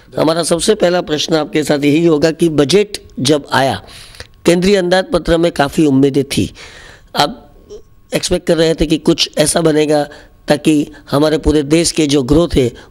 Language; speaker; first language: Hindi; non-native, local second language; Gujarati